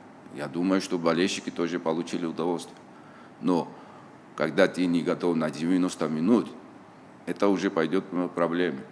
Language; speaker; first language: Russian; non-native, local second language; Tajik